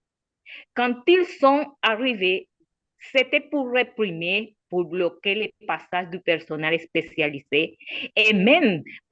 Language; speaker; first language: French; non-native, learner; Spanish